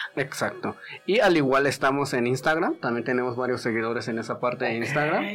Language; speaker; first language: Spanish; non-native, local second language; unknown